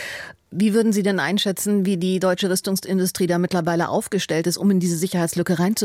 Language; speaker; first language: German; native; German